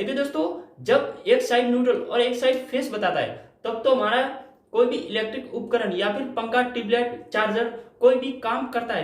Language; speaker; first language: Hindi; native; Hindi